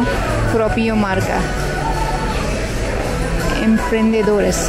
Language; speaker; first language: Spanish; non-native, learner; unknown